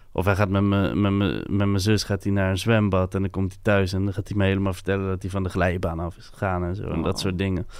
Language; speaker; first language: Dutch; non-native, local second language; French